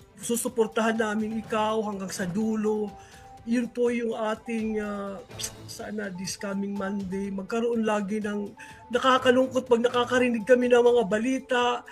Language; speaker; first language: Filipino; non-native, local second language; Waray